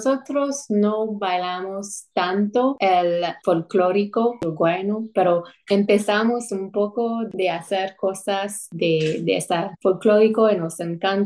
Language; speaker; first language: Spanish; non-native, fluent; English